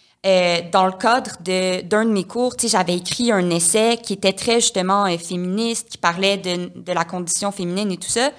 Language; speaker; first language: French; native; French